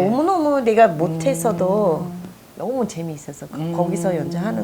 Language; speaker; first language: Korean; non-native, fluent; English